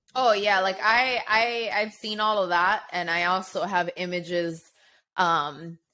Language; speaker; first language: English; native; English